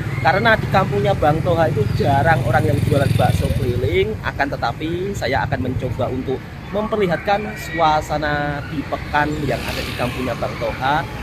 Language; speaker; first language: Indonesian; native; Indonesian